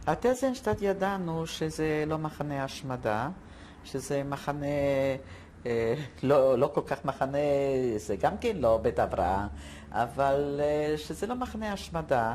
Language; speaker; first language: Hebrew; non-native, fluent; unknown